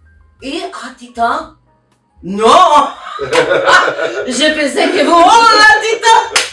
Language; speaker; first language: French; non-native, learner; Portuguese